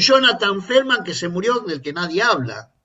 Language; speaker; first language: Spanish; native; Spanish